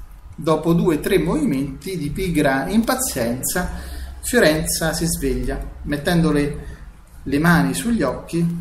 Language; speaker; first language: Italian; native; Italian